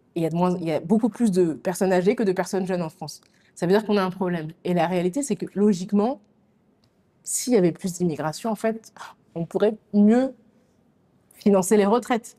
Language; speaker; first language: French; native; French